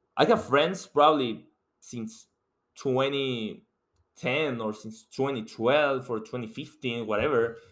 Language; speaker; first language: English; non-native, fluent; Spanish